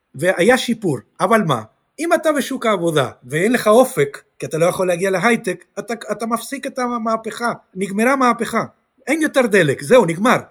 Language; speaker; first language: Hebrew; non-native, fluent; Spanish